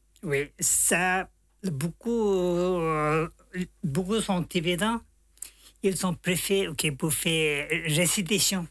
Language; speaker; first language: French; non-native, learner; Tibetan